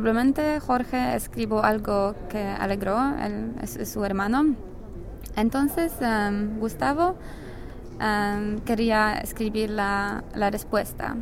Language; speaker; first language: Spanish; non-native, learner; English